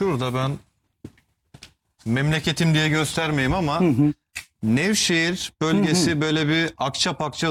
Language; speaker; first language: Turkish; native; Turkish